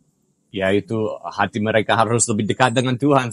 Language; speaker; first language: Indonesian; non-native, fluent; English